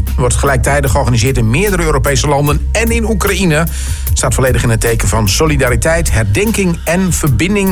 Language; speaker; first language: Dutch; native; Dutch